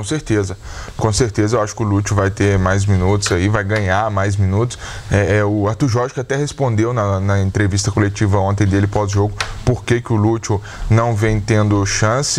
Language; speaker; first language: Portuguese; native; Portuguese